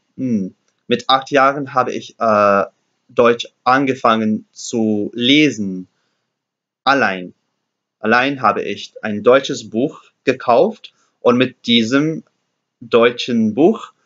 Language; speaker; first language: German; non-native, learner; English